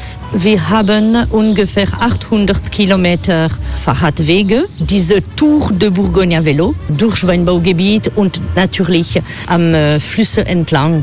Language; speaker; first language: German; non-native, fluent; French